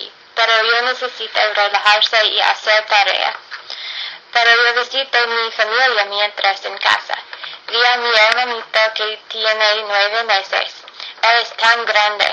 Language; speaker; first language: Spanish; non-native, learner; English